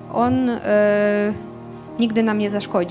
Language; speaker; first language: Polish; non-native, fluent; Russian